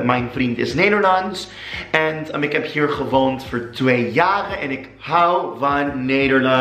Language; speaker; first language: Dutch; non-native, learner; English